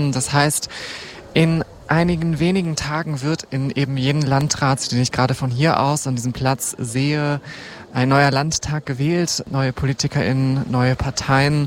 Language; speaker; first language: German; native; German